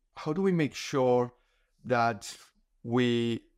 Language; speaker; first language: English; non-native, fluent; Spanish